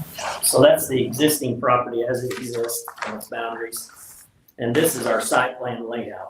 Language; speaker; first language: English; native; English